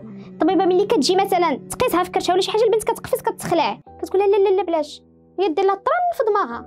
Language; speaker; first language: Arabic; native; Arabic